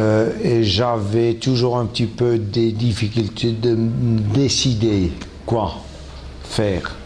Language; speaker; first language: French; non-native, local second language; German